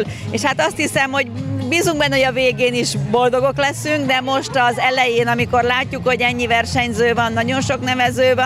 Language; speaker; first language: Hungarian; native; Hungarian